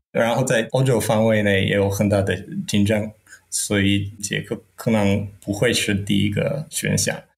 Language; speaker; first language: Chinese; non-native, fluent; Czech